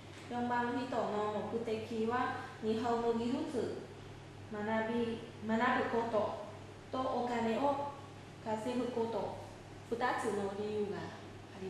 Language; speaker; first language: Japanese; non-native, fluent; Vietnamese